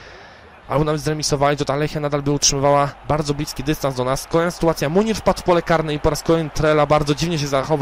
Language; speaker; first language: Polish; native; Polish